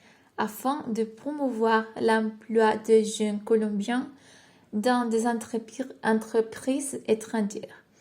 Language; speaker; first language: French; non-native, learner; Spanish